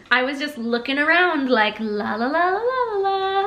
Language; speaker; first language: English; native; English